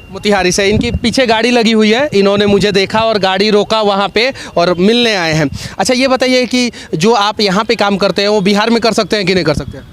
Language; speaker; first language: Hindi; native; Hindi